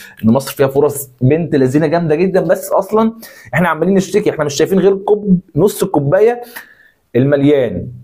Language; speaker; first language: Arabic; native; Arabic